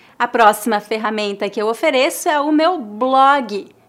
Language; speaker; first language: Portuguese; native; Portuguese